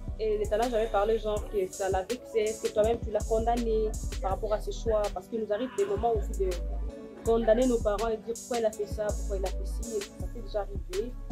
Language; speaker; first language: French; non-native, local second language; Lingala